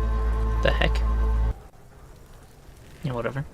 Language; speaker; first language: English; native; English